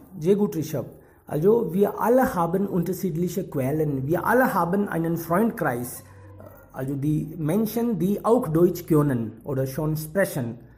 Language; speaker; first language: German; non-native, fluent; Hindi